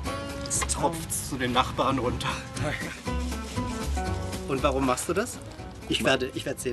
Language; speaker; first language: German; native; German